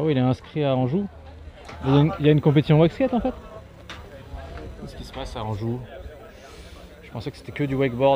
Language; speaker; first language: French; native; French